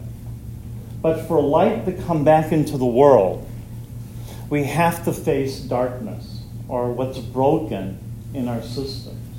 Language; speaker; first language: English; native; English